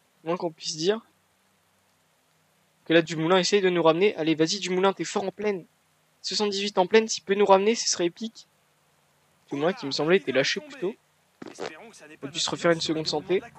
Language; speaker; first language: French; native; French